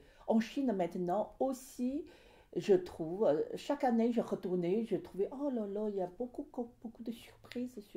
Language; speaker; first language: French; non-native, learner; Chinese